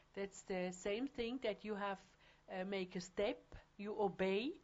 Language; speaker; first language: English; non-native, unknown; German